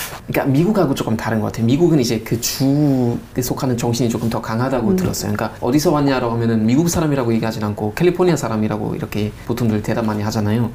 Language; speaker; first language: Korean; non-native, fluent; German